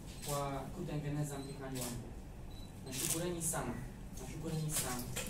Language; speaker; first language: Swahili; non-native, fluent; Polish